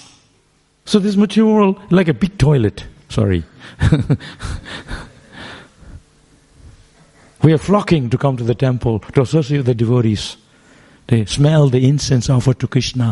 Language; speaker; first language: English; non-native, local second language; Bangla